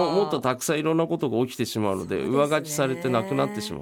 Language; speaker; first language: Japanese; native; Japanese